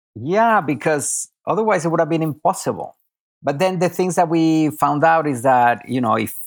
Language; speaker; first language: English; non-native, fluent; Spanish